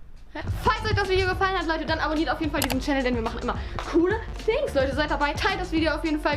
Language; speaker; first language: German; native; German